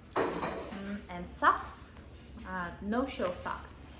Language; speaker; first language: English; non-native, fluent; Mongolian